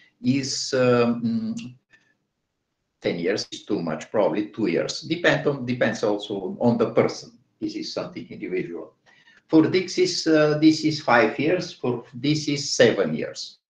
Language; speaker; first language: English; non-native, fluent; Bulgarian